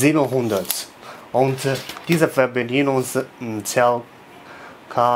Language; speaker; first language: German; non-native, learner; Chinese